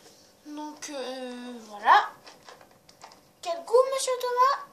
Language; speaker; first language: French; native; French